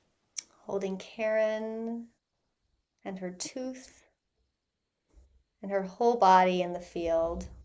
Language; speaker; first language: English; native; English